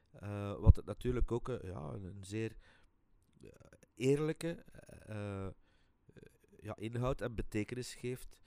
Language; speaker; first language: Dutch; native; Dutch